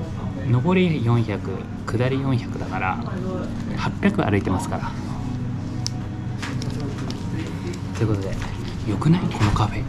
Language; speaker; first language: Japanese; native; Japanese